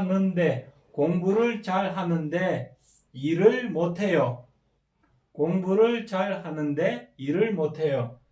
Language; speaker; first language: Korean; non-native, fluent; Kyrgyz